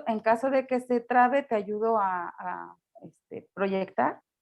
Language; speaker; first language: Spanish; native; Spanish